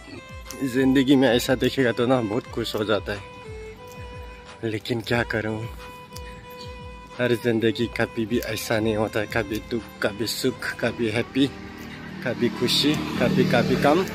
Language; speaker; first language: Hindi; non-native, local second language; Bodo